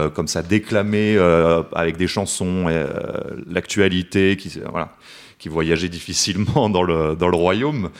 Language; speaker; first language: French; native; French